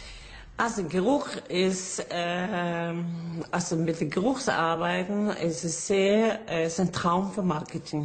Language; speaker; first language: German; non-native, fluent; Norwegian